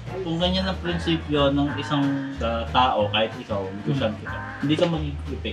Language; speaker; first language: Filipino; native; Filipino